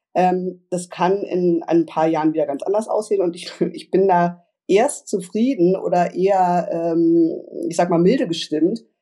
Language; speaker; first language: German; native; German